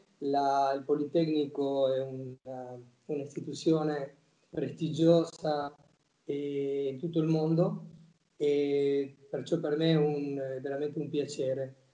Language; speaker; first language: Italian; non-native, fluent; Spanish